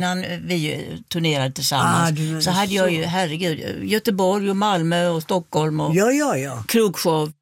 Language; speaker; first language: Swedish; native; Swedish